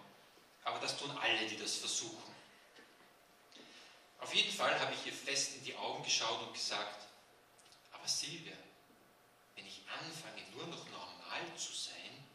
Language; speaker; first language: German; native; German